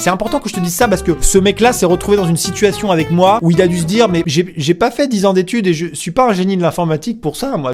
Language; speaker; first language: French; native; French